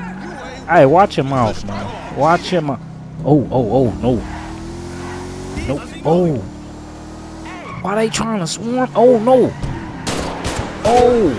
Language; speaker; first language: English; native; English